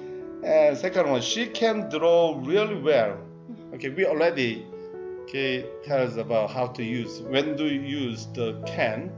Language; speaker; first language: English; non-native, learner; Korean